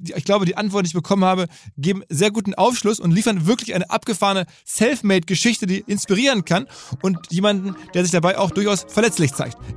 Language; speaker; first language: German; native; German